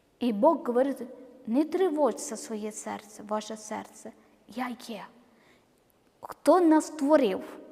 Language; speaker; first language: Ukrainian; non-native, learner; Malayalam